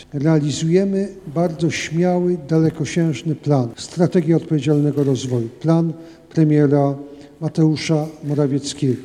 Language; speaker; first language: Polish; native; Polish